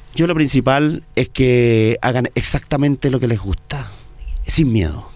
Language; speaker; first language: Spanish; native; Spanish